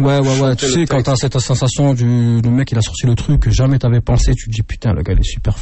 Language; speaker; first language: French; native; French